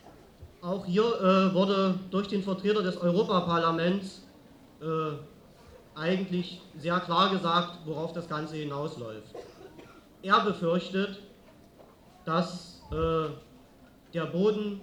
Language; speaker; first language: German; native; German